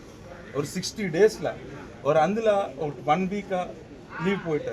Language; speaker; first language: Tamil; non-native, local second language; Telugu